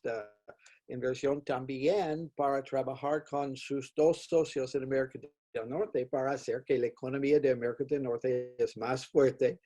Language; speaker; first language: Spanish; non-native, fluent; English